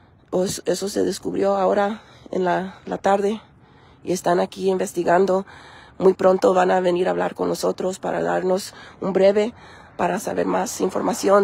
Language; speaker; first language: Spanish; early bilingual, heritage; Spanish